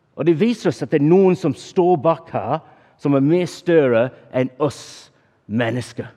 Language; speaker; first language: Norwegian; non-native, fluent; English